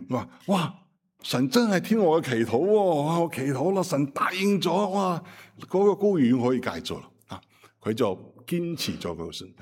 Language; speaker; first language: Cantonese; non-native, fluent; Chinese